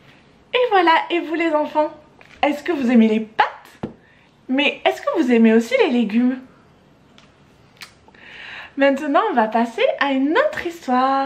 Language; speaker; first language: French; native; French